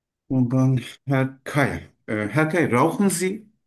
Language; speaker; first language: German; non-native, learner; Turkish